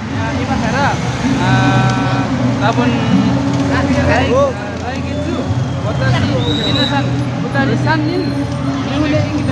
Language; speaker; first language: Japanese; non-native, learner; Nepali